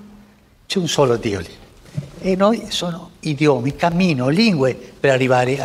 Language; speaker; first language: Italian; early bilingual, heritage; Spanish